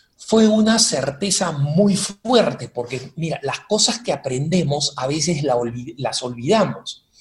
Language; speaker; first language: Spanish; native; Spanish